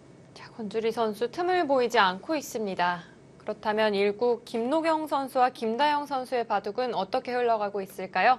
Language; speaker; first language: Korean; native; Korean